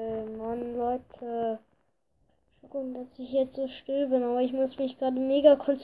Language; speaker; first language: German; early bilingual, other home language; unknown